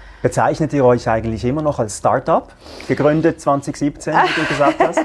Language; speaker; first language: German; native; German